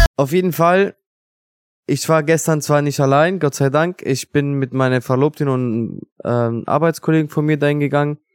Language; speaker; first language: German; non-native, fluent; Italian